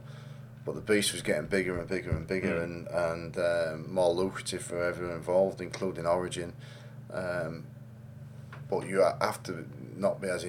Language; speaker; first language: English; native; English